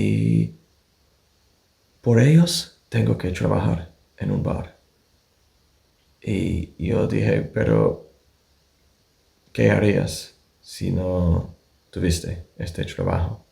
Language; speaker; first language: Spanish; non-native, fluent; English